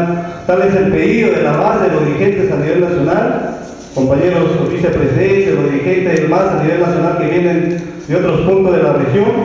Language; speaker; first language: Spanish; native; Spanish